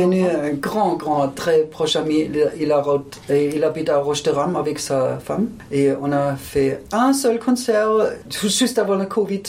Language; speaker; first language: French; non-native, fluent; German